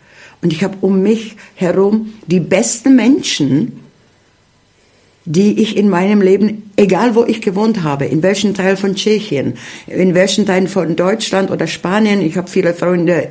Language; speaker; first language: German; early bilingual, heritage; Czech